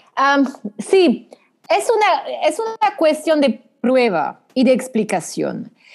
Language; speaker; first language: Spanish; non-native, fluent; French